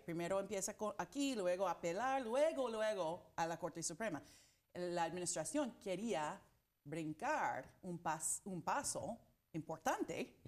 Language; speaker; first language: Spanish; non-native, fluent; English